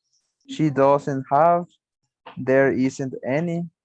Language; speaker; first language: English; non-native, learner; Spanish